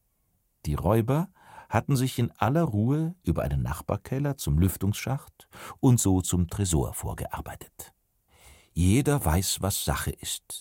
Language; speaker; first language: German; native; German